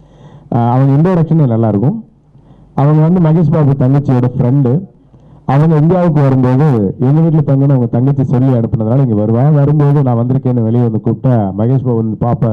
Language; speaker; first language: Tamil; native; Tamil